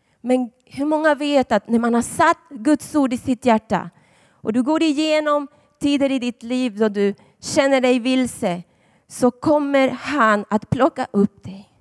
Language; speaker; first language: Swedish; non-native, fluent; Spanish